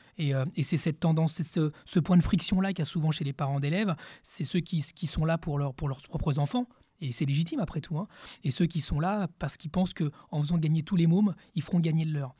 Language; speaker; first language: French; early bilingual, other home language; Spanish